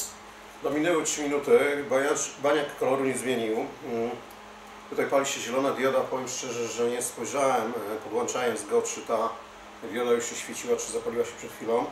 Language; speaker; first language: Polish; native; Polish